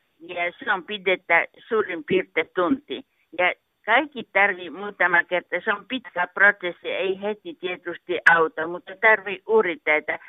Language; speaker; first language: Finnish; non-native, learner; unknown